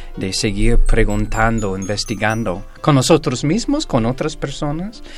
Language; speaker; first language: Spanish; non-native, fluent; English